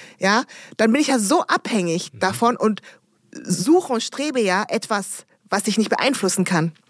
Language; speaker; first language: German; early bilingual, other home language; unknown